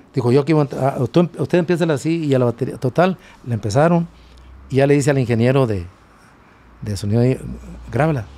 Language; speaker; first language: Spanish; native; Spanish